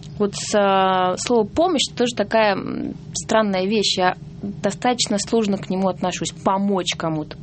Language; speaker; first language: Russian; non-native, fluent; Georgian